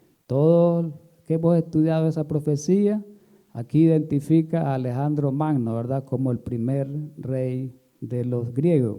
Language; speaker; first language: Spanish; native; Spanish